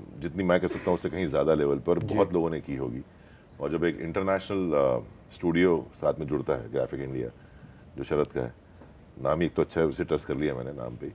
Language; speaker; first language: Hindi; non-native, local second language; Marathi